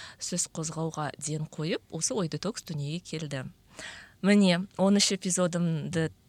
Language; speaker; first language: Kazakh; native; Kazakh